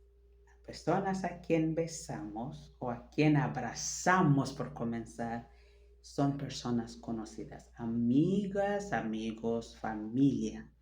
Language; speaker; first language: Spanish; non-native, fluent; French